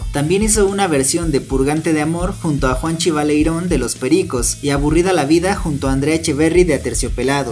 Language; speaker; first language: Spanish; native; Spanish